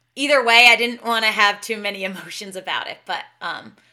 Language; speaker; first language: English; native; English